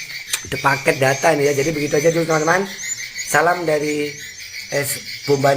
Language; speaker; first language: Indonesian; native; Indonesian